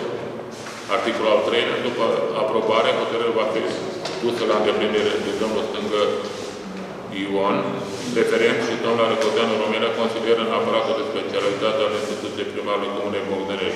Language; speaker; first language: Romanian; native; Romanian